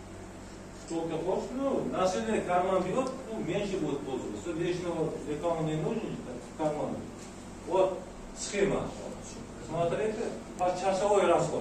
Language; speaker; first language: Russian; non-native, local second language; Uzbek